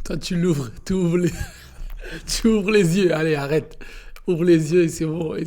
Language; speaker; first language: French; non-native, learner; Portuguese